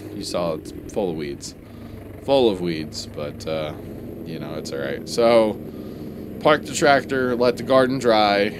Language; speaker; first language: English; native; English